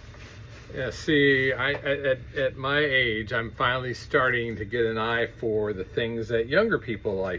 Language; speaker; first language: English; native; English